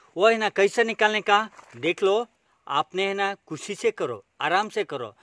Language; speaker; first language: Hindi; non-native, local second language; Kannada